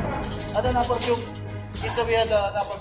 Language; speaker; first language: Arabic; non-native, learner; Filipino